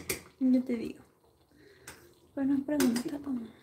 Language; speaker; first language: Spanish; native; Spanish